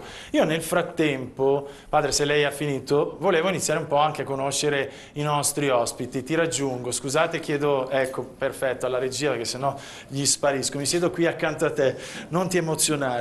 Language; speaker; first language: Italian; native; Italian